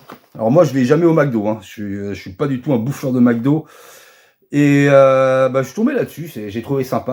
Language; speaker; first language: French; native; French